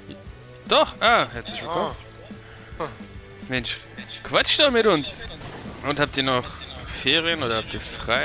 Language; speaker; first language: German; native; German